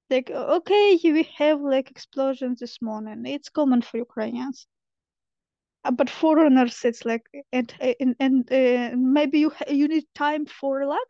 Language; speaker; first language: English; non-native, fluent; Ukrainian